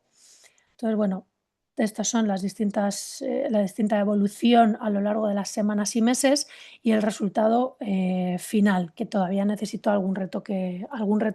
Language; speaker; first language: Spanish; native; Spanish